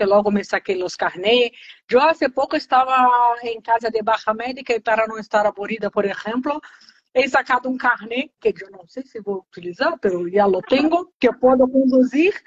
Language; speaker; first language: Spanish; non-native, learner; Portuguese